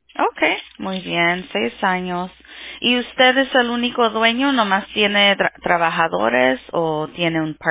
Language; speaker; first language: Spanish; early bilingual, heritage; Spanish